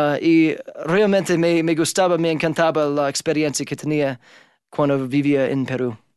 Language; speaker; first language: Spanish; non-native, fluent; English